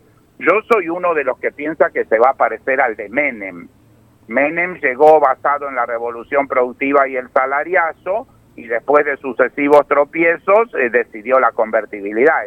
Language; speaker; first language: Spanish; native; Spanish